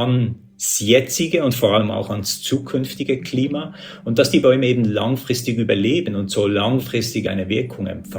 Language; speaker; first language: German; native; German